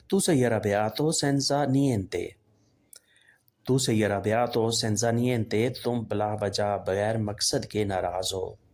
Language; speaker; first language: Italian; non-native, learner; Urdu